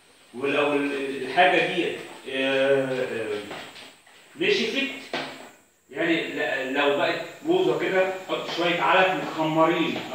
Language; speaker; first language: Arabic; native; Arabic